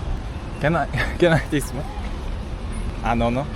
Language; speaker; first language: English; non-native, learner; Korean